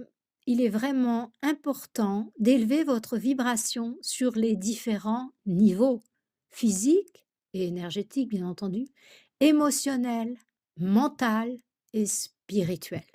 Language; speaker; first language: French; native; French